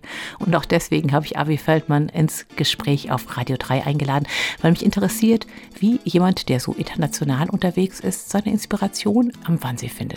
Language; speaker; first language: German; native; German